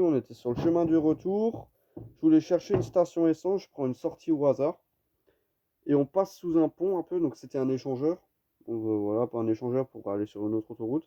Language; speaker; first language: French; native; French